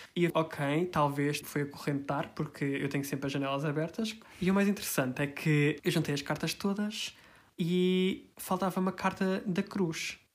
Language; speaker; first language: Portuguese; early bilingual, heritage; Portuguese